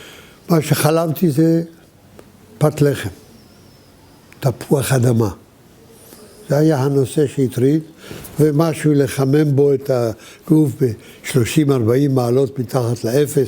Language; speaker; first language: Hebrew; early bilingual, other home language; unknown